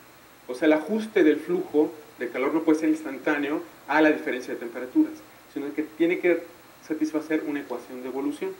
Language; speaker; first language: Spanish; native; Spanish